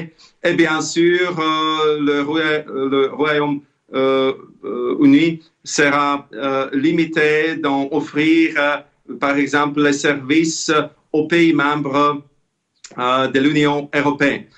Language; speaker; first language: French; non-native, fluent; Slovak